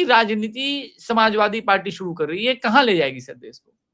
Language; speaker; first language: Hindi; native; Hindi